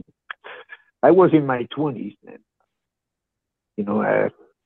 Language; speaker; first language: English; non-native, fluent; French